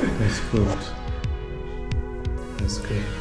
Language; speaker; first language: English; non-native, learner; Turkish